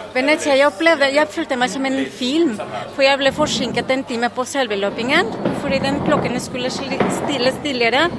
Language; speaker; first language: Norwegian; non-native, fluent; Spanish